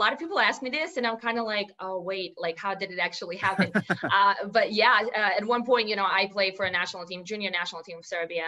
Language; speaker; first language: English; non-native, fluent; Serbian